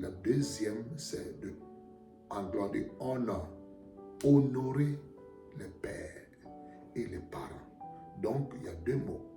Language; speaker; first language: French; non-native, fluent; Akan